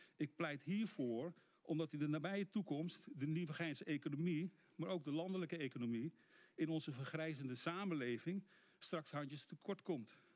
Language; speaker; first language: Dutch; native; Dutch